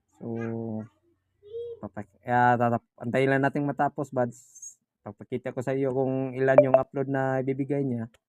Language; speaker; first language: Filipino; native; Filipino